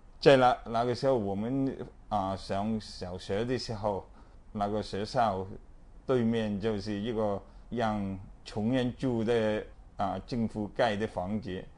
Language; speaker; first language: Chinese; non-native, local second language; Cantonese